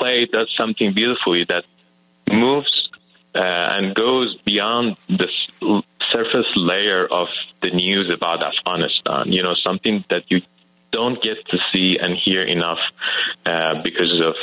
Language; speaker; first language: English; non-native, fluent; Persian